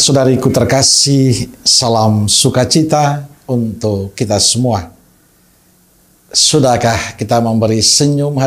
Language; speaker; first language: Indonesian; native; Indonesian